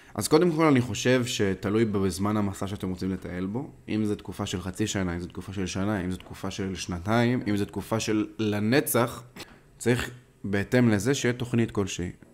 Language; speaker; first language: Hebrew; native; Hebrew